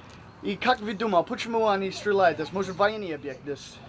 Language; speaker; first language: Russian; non-native, learner; English